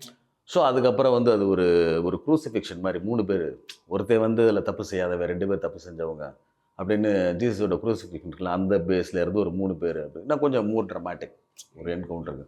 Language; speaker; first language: Tamil; native; Tamil